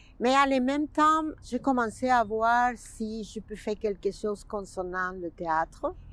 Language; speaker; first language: French; non-native, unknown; Spanish